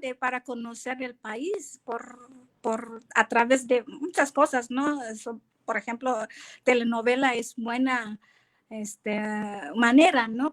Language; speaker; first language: Spanish; non-native, fluent; Indonesian